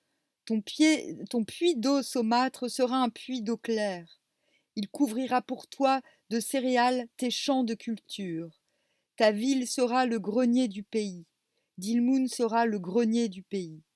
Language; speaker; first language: French; native; French